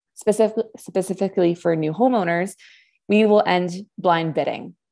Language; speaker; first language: English; non-native, fluent; Spanish